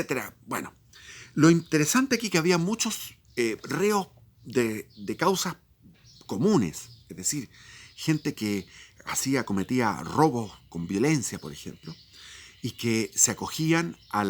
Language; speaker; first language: Spanish; native; Spanish